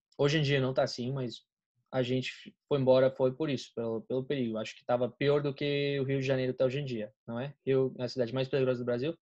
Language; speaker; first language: Portuguese; non-native, fluent; Spanish